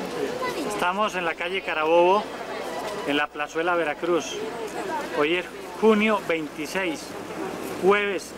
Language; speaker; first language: Spanish; native; Spanish